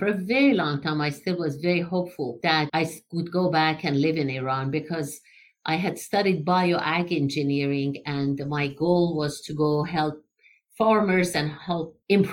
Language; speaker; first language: English; non-native, fluent; Persian